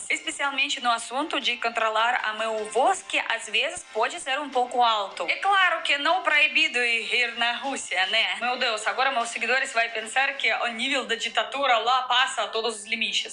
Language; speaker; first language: Portuguese; non-native, fluent; Russian